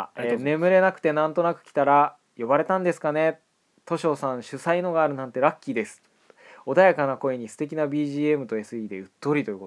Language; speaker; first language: Japanese; native; Japanese